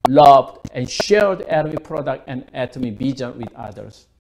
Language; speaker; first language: English; non-native, fluent; Korean